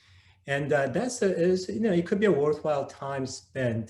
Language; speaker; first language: English; native; English